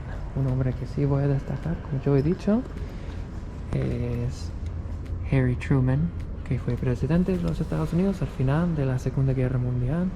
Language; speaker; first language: Spanish; non-native, fluent; English